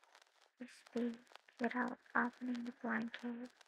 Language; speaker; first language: English; non-native, learner; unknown